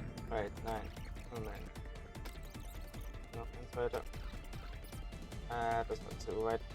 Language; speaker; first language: German; native; German